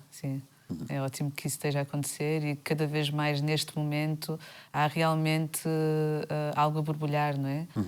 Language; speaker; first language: Portuguese; native; Portuguese